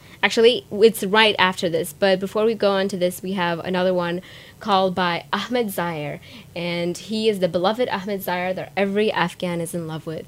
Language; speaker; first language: English; early bilingual, other home language; Persian